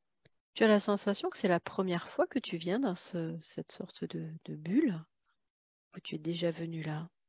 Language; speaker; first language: French; native; French